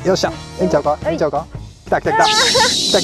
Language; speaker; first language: Japanese; native; Japanese